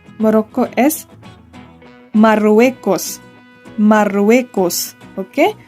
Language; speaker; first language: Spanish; non-native, learner; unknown